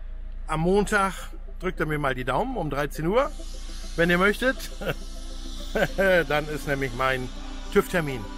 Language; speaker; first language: German; native; German